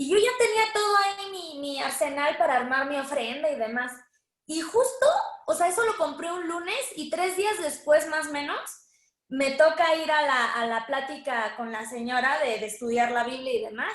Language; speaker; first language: Spanish; native; Spanish